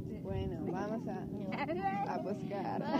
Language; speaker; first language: Spanish; non-native, learner; English